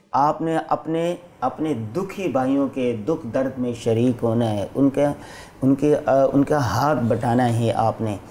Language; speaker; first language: Urdu; non-native, local second language; Saraiki